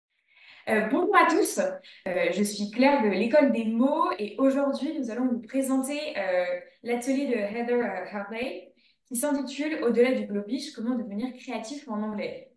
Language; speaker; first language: French; native; French